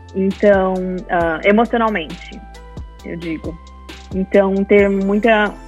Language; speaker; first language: Portuguese; native; Portuguese